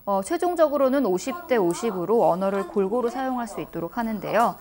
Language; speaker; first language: Korean; native; Korean